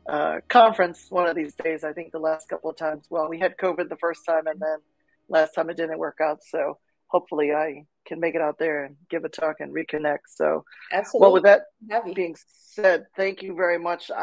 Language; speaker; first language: English; native; English